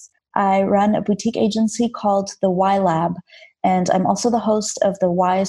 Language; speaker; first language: English; early bilingual, other home language; Armenian